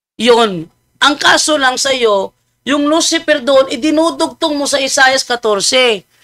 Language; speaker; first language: Filipino; non-native, local second language; Cebuano